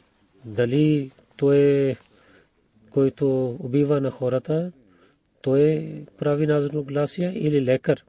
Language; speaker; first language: Bulgarian; non-native, fluent; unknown